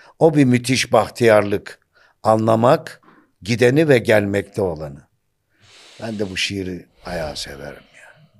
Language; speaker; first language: Turkish; native; Turkish